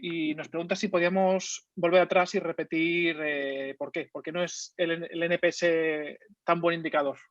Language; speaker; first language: Spanish; native; Spanish